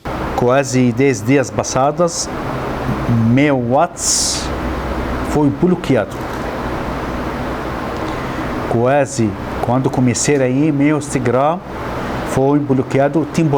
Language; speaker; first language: Portuguese; non-native, fluent; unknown